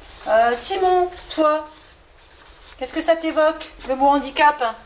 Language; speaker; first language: French; native; French